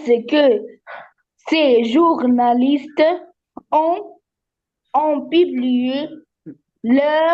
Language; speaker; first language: French; non-native, learner; Arabic